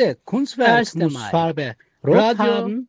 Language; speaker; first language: German; non-native, learner; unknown